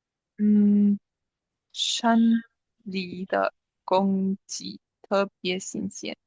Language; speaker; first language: Chinese; non-native, learner; English